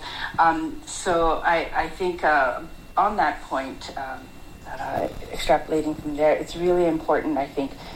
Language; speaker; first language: English; native; English